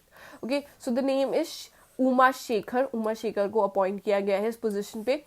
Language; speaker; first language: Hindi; native; Hindi